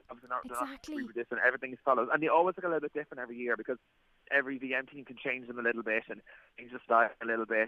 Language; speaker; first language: English; native; English